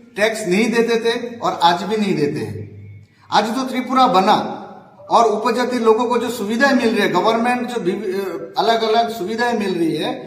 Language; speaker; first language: Hindi; non-native, local second language; Bangla